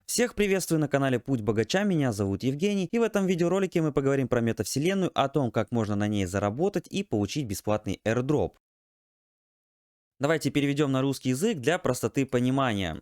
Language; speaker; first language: Russian; native; Russian